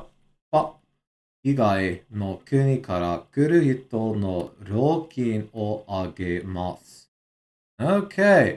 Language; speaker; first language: Japanese; non-native, learner; English